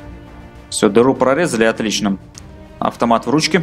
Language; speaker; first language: Russian; native; Russian